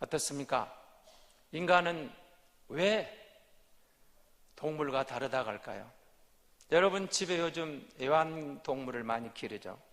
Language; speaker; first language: Korean; native; Korean